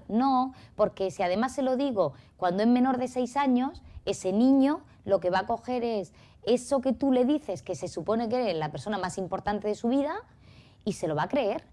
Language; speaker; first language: Spanish; native; Spanish